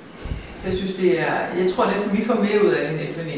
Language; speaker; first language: Danish; native; Danish